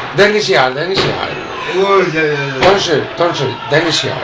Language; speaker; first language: Chinese; non-native, learner; Spanish